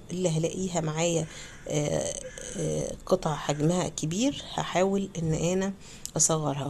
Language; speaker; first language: Arabic; native; Arabic